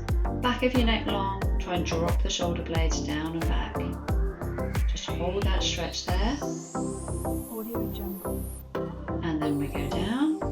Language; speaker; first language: English; native; English